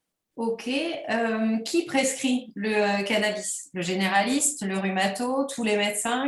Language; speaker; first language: French; native; French